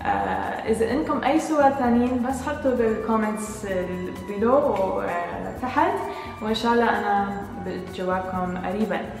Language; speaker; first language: Arabic; non-native, learner; English